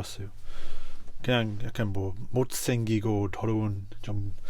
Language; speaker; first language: Korean; non-native, fluent; English